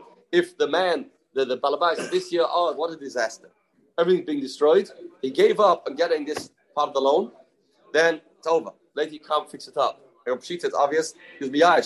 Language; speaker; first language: English; native; English